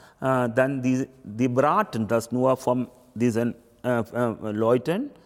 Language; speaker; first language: German; non-native, learner; Tamil